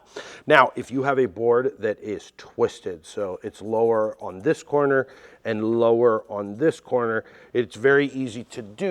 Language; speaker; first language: English; native; English